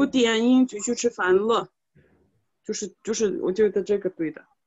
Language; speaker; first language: Chinese; non-native, fluent; Russian